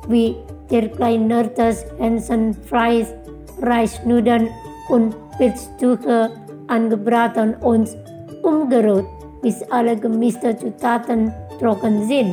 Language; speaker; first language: German; non-native, fluent; Indonesian